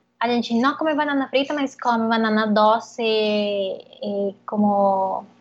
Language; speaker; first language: Portuguese; non-native, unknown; Spanish